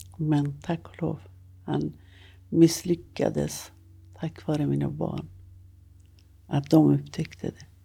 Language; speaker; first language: Swedish; non-native, fluent; Persian